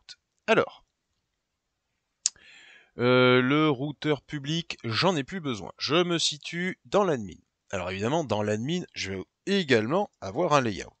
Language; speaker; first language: French; native; French